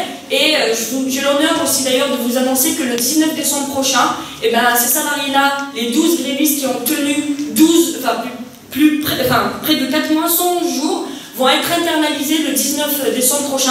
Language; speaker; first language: French; native; French